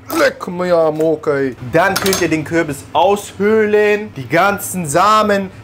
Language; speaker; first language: German; early bilingual, other home language; Italian